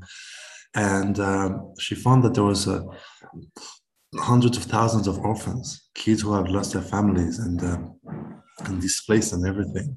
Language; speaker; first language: English; non-native, local second language; Kinyarwanda